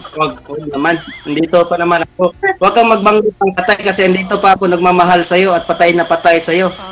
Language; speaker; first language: Filipino; non-native, local second language; Cebuano